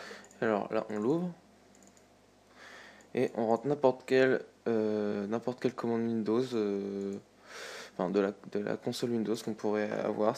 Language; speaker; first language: French; native; French